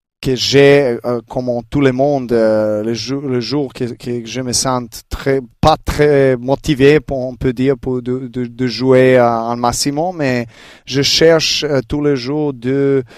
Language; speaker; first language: French; non-native, learner; Serbian